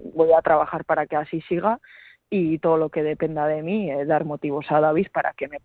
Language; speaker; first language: Spanish; native; Spanish